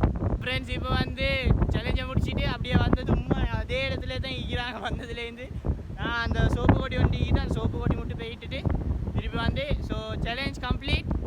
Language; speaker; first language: Tamil; native; Tamil